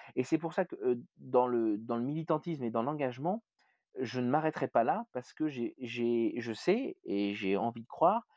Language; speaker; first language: French; native; French